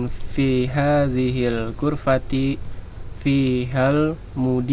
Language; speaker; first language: Arabic; non-native, learner; Indonesian